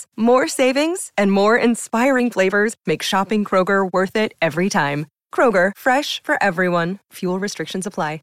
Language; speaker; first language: English; native; English